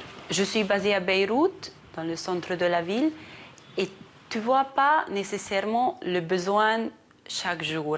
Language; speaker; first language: French; non-native, fluent; Hungarian